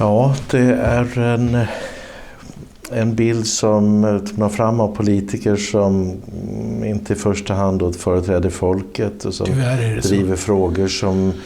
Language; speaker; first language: Swedish; native; Swedish